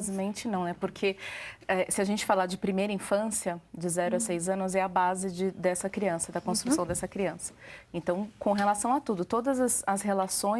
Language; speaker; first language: Portuguese; native; Portuguese